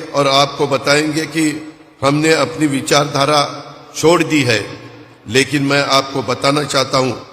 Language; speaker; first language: Hindi; non-native, local second language; Marathi